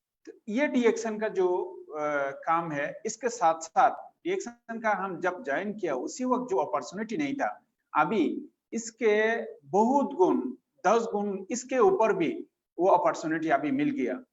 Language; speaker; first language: Hindi; non-native, fluent; Bangla